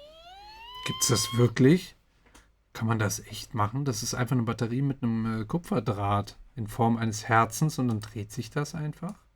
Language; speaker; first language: German; native; German